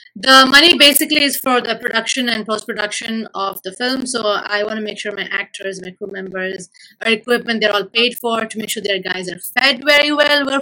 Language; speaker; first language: English; non-native, local second language; Malayalam